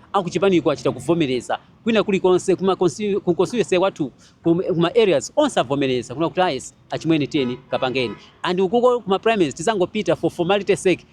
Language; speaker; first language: Nyanja; native; Nyanja